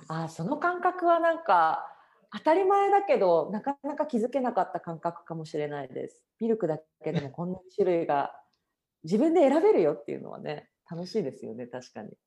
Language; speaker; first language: Japanese; native; Japanese